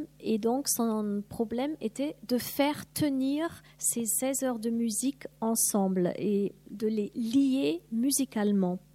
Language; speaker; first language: French; non-native, fluent; German